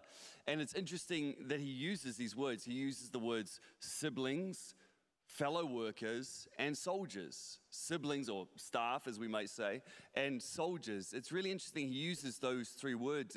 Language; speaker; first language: English; native; English